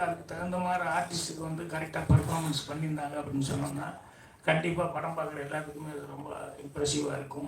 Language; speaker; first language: Tamil; native; Tamil